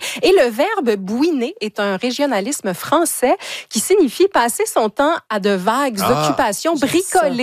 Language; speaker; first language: French; native; French